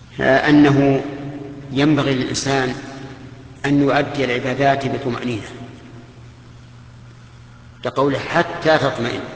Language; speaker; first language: Arabic; native; Arabic